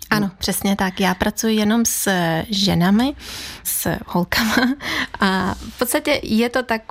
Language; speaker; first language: Czech; non-native, fluent; Ukrainian